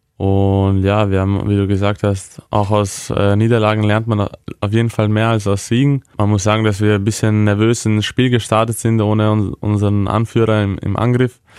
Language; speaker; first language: German; early bilingual, other home language; Croatian